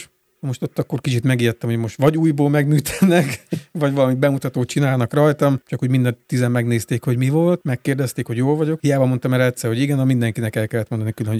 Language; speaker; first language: Hungarian; native; Hungarian